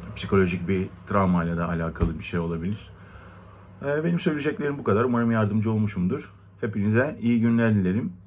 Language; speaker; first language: Turkish; non-native, local second language; Greek